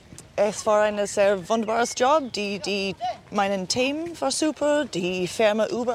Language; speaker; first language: German; non-native, learner; English